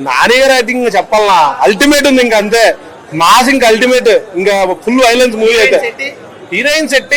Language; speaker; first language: Telugu; native; Telugu